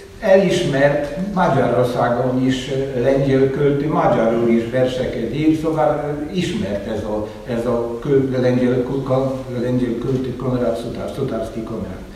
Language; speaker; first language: Hungarian; non-native, fluent; Polish